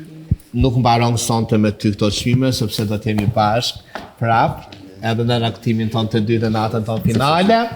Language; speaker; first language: Albanian; native; Albanian